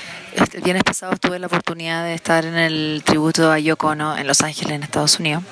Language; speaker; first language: Spanish; native; Spanish